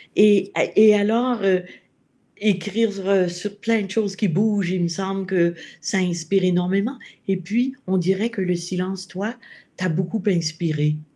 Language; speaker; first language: French; native; French